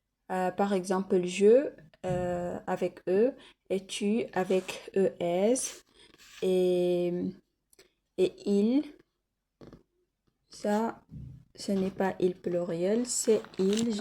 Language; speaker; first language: French; non-native, learner; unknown